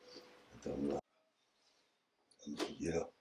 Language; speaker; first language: French; native; French